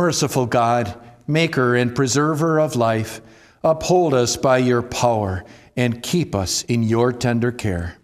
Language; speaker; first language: English; native; English